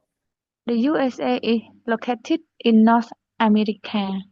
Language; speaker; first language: English; non-native, learner; Khmer